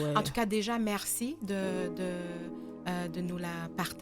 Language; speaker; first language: French; native; French